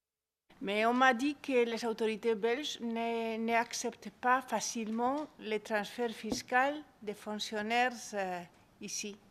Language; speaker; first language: French; non-native, fluent; Spanish